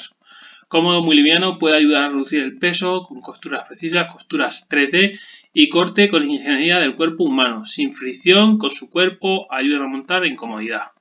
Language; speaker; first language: Spanish; native; Spanish